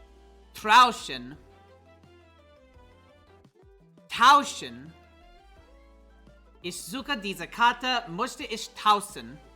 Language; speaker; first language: German; non-native, learner; English